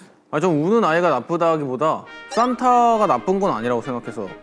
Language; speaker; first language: Korean; native; Korean